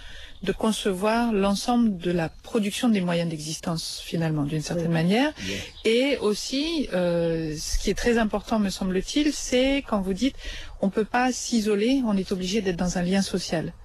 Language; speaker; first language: French; native; French